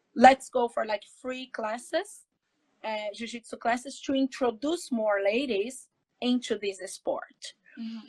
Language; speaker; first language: English; non-native, fluent; Portuguese